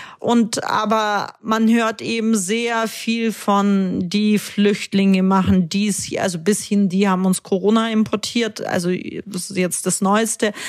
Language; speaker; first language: German; early bilingual, other home language; Russian